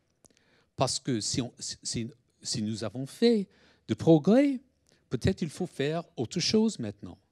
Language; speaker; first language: French; non-native, fluent; English